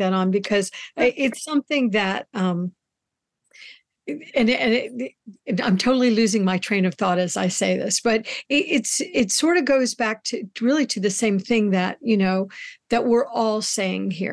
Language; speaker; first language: English; native; English